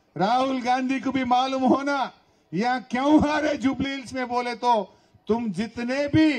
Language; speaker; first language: Hindi; non-native, local second language; Telugu